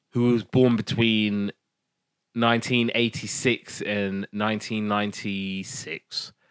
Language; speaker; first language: English; non-native, local second language; Somali